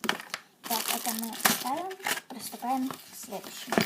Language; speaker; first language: Russian; native; Russian